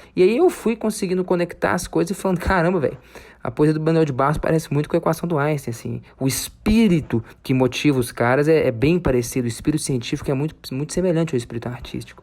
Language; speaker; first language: Portuguese; native; Portuguese